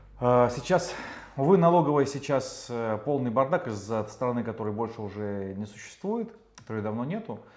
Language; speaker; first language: Russian; native; Russian